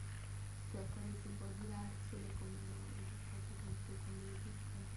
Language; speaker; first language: Italian; early bilingual, heritage; Italian